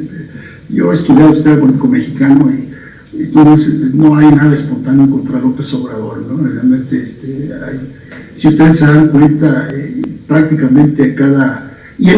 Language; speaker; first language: Spanish; native; Spanish